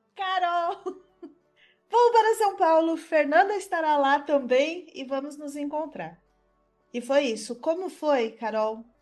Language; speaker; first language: Portuguese; native; Portuguese